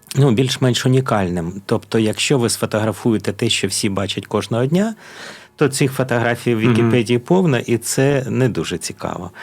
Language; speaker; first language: Ukrainian; native; Ukrainian